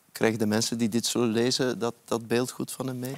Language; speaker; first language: Dutch; native; Dutch